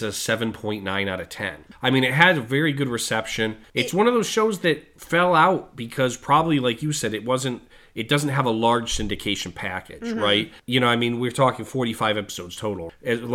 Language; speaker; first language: English; native; English